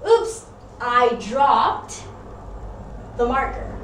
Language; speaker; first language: English; non-native, fluent; Spanish